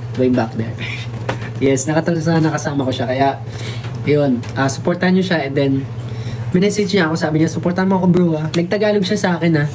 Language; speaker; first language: Filipino; non-native, local second language; Waray